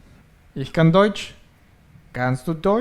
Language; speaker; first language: German; non-native, fluent; Spanish